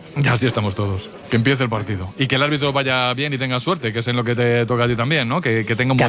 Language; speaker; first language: Spanish; native; Spanish